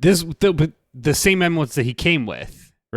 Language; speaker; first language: English; native; English